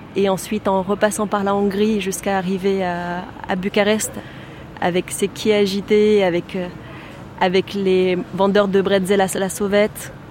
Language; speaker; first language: French; early bilingual, other home language; Romanian